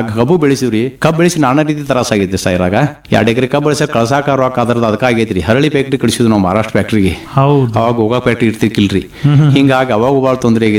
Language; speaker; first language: Kannada; native; Kannada